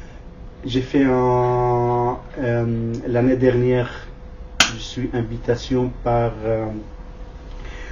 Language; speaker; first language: French; non-native, learner; Kurdish